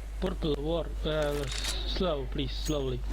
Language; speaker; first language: English; non-native, learner; Polish